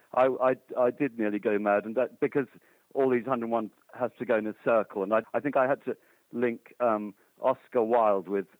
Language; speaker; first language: English; native; English